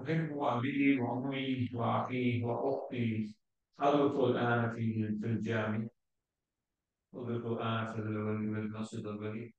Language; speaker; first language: Arabic; non-native, learner; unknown